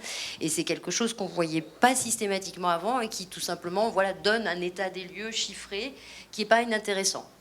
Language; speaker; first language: French; native; French